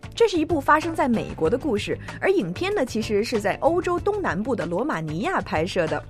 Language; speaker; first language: Chinese; native; Chinese